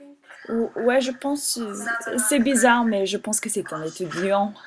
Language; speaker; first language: French; non-native, learner; English